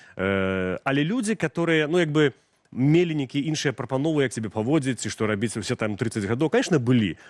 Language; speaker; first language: Belarusian; non-native, local second language; Russian